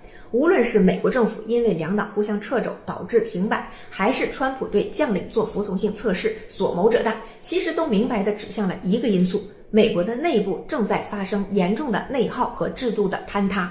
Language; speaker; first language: Chinese; native; Chinese